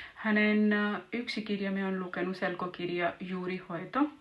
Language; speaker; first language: Finnish; non-native, learner; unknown